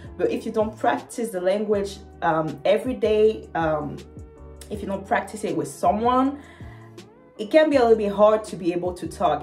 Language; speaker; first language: English; non-native, fluent; Lingala